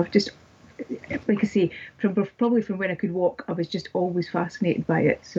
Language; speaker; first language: English; native; English